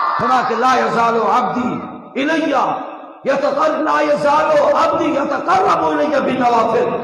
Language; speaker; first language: Urdu; non-native, local second language; Punjabi